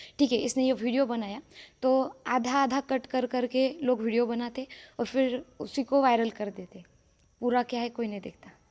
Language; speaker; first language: Hindi; non-native, local second language; Marathi